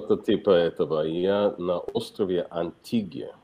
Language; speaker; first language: Russian; non-native, fluent; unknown